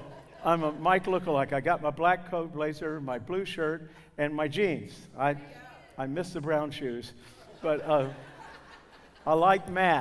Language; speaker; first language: English; native; English